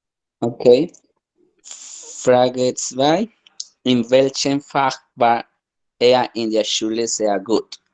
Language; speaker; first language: German; non-native, learner; Spanish